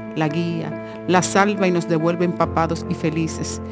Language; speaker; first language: Spanish; native; Spanish